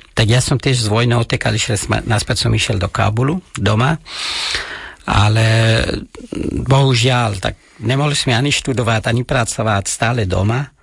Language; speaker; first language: Slovak; non-native, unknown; Persian